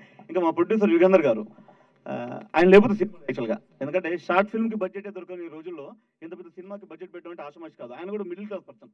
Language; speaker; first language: Telugu; native; Telugu